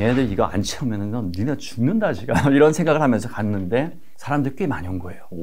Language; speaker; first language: Korean; native; Korean